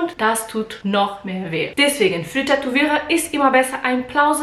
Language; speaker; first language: German; non-native, learner; Portuguese